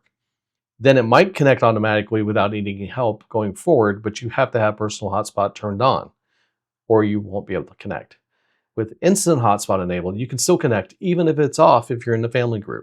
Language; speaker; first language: English; native; English